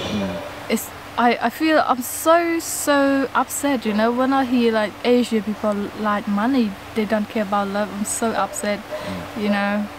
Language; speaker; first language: English; non-native, learner; Khmer